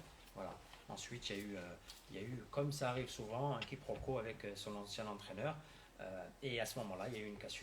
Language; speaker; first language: French; native; French